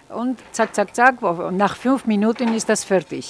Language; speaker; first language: German; non-native, fluent; Georgian